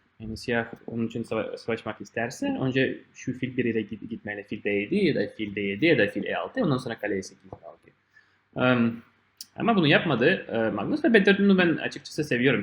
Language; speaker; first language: Turkish; non-native, fluent; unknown